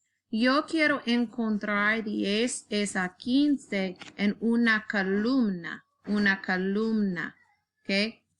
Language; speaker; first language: Spanish; non-native, learner; English